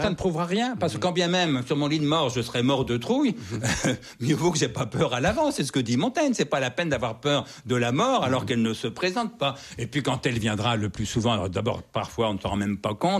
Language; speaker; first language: French; native; French